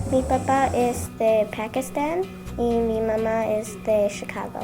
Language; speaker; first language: Spanish; non-native, learner; English